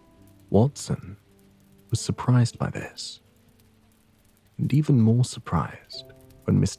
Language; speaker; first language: English; native; English